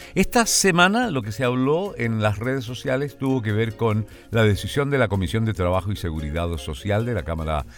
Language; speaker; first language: Spanish; native; Spanish